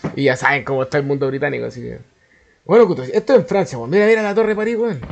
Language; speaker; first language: Spanish; native; Spanish